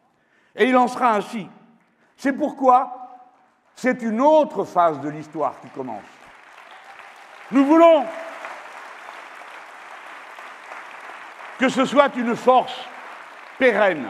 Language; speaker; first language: French; native; French